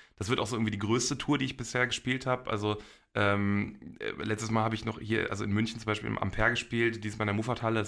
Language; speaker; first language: German; early bilingual, other home language; Polish